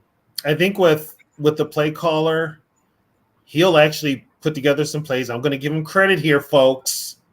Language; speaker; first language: English; native; English